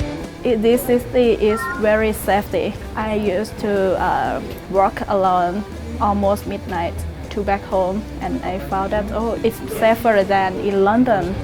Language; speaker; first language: English; non-native, learner; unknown